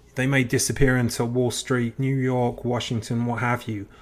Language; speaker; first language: English; native; English